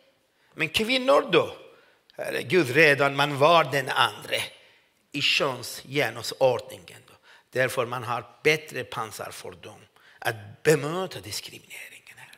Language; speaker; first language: Swedish; non-native, fluent; Persian